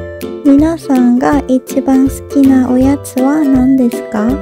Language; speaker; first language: Japanese; non-native, learner; Korean